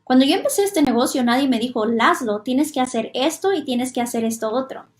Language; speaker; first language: Spanish; non-native, fluent; Hungarian